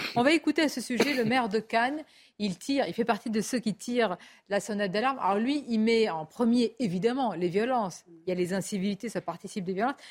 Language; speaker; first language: French; native; French